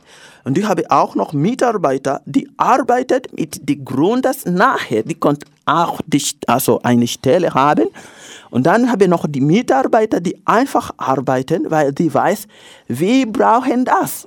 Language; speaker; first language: German; non-native, learner; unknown